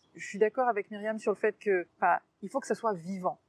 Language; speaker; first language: French; native; French